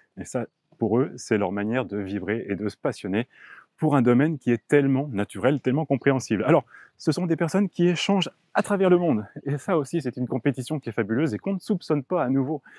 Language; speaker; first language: French; native; French